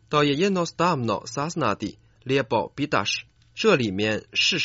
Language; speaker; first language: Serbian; non-native, fluent; Chinese